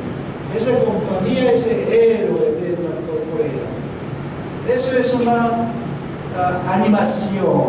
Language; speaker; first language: Spanish; non-native, learner; Korean